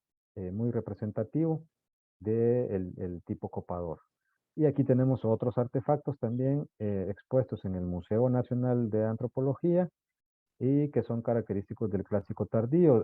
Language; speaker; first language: Spanish; native; Spanish